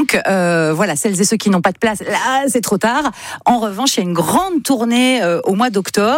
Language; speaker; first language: French; native; French